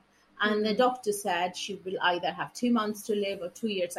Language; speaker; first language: English; non-native, local second language; Punjabi